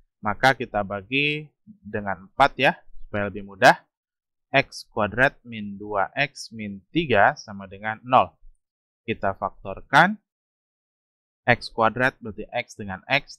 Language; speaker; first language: Indonesian; native; Indonesian